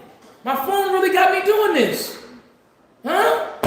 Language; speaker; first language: English; native; English